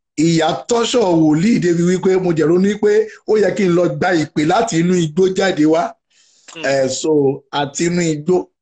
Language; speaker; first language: English; non-native, local second language; Yoruba